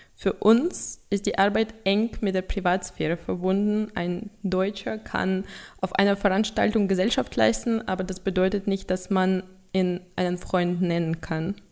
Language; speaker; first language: German; non-native, fluent; Russian